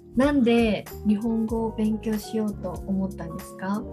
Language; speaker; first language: Japanese; native; Japanese